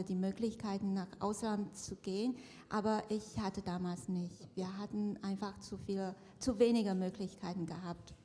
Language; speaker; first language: German; non-native, fluent; Chinese